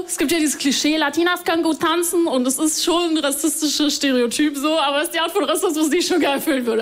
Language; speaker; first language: German; early bilingual, other home language; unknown